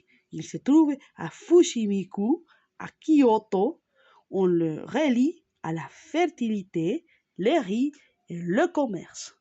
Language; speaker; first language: French; non-native, learner; Spanish